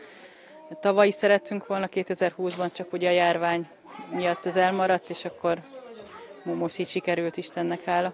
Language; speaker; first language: Hungarian; native; Hungarian